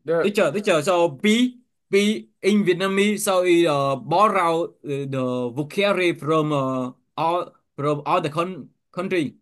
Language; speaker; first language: English; non-native, learner; Vietnamese